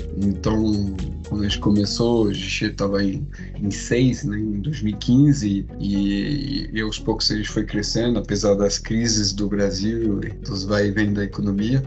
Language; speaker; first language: Portuguese; non-native, fluent; French